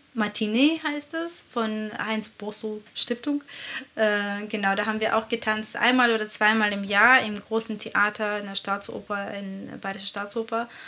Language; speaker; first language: German; non-native, fluent; Latvian